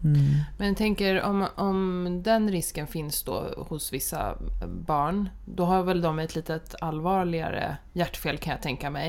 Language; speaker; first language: Swedish; native; Swedish